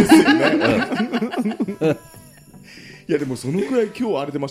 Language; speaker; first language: Japanese; native; Japanese